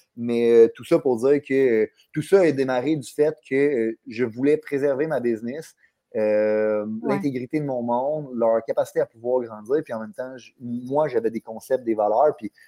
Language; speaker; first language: French; native; French